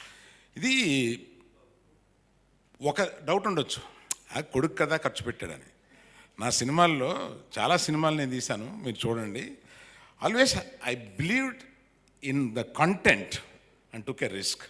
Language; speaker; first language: Telugu; native; Telugu